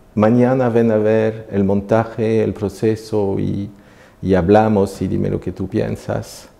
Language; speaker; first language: Spanish; non-native, fluent; French